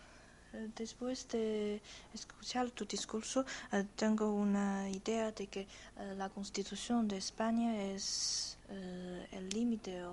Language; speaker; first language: Spanish; non-native, fluent; Chinese